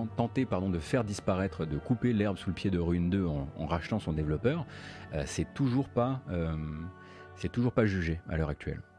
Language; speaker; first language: French; native; French